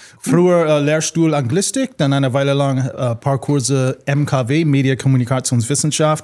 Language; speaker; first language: German; non-native, fluent; English